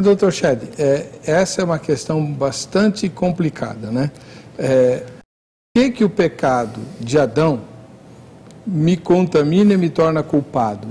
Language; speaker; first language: Portuguese; native; Portuguese